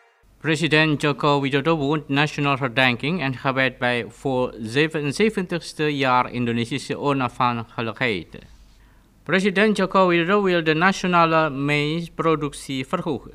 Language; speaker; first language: Dutch; non-native, fluent; Indonesian